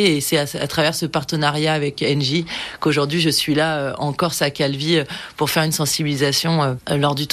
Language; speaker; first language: French; native; French